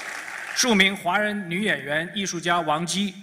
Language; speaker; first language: Chinese; native; Chinese